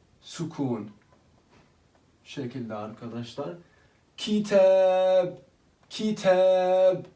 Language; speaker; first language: Turkish; non-native, fluent; Arabic